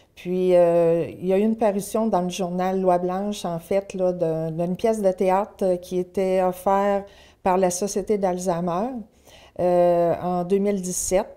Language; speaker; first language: French; native; French